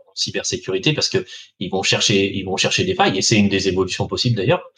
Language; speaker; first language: French; native; French